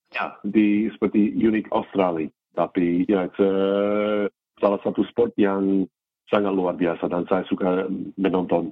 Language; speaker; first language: Indonesian; non-native, fluent; English